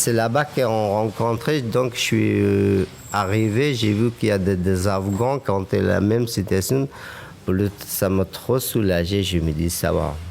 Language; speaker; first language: French; non-native, fluent; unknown